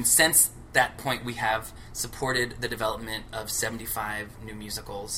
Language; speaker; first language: English; native; English